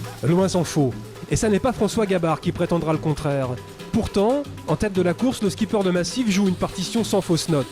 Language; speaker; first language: French; native; French